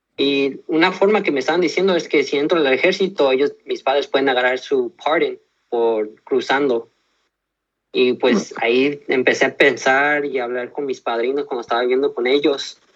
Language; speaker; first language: Spanish; early bilingual, heritage; Spanish